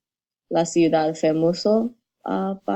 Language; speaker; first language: Spanish; non-native, learner; English